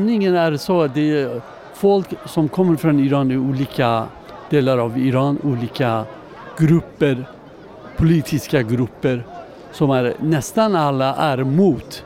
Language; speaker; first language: Swedish; non-native, learner; Persian